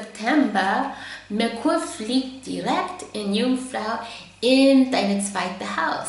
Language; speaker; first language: German; non-native, fluent; English